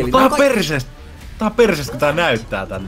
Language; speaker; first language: Finnish; native; Finnish